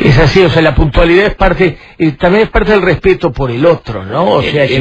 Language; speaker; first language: Spanish; native; Spanish